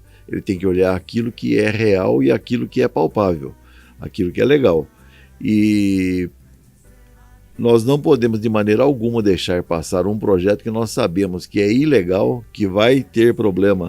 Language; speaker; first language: Portuguese; native; Portuguese